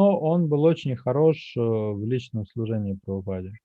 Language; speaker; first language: Russian; native; Russian